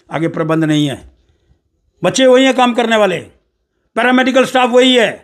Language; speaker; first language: Hindi; non-native, local second language; Dogri